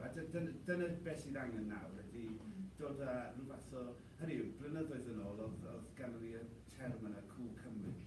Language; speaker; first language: Welsh; non-native, fluent; English